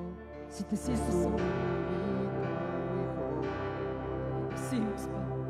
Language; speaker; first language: Spanish; native; Spanish